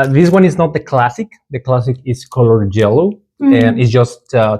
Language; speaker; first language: English; non-native, learner; Spanish